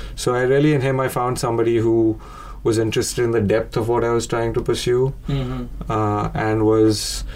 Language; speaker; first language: English; non-native, local second language; Hindi